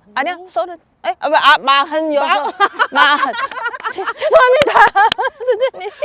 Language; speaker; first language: Korean; non-native, learner; Chinese